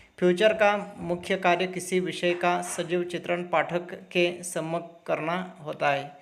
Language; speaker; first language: Hindi; non-native, local second language; Marathi